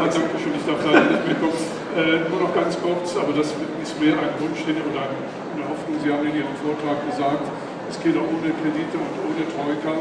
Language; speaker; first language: German; native; German